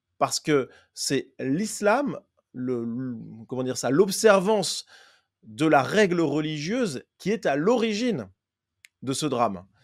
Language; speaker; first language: French; native; French